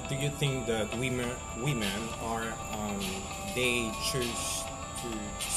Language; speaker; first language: English; non-native, fluent; Spanish